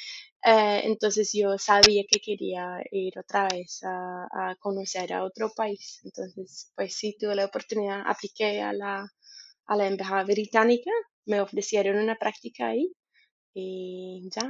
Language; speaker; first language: Spanish; non-native, fluent; English